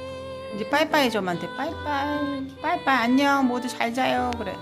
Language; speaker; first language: Korean; native; Korean